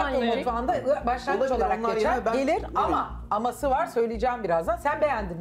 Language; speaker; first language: Turkish; native; Turkish